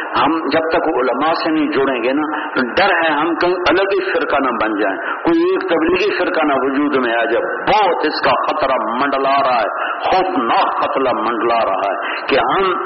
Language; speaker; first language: Urdu; non-native, local second language; Punjabi